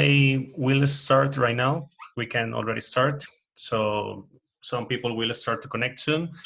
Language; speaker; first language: English; non-native, fluent; Spanish